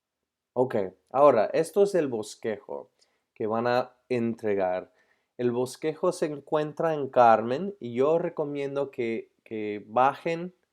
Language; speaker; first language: Spanish; non-native, fluent; English